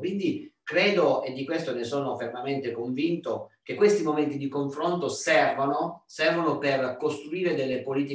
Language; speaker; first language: Italian; native; Italian